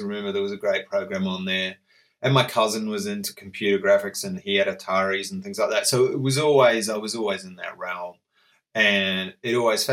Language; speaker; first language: English; native; English